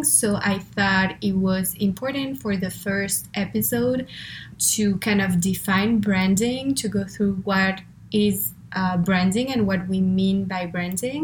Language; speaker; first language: English; non-native, fluent; French